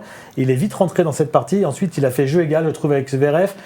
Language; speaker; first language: French; native; French